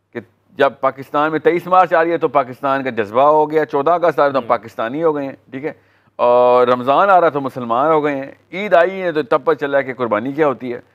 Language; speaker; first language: Hindi; native; Hindi